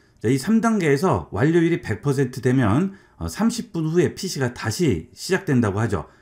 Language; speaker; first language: Korean; native; Korean